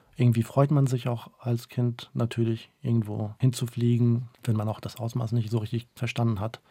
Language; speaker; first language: German; early bilingual, other home language; Kurdish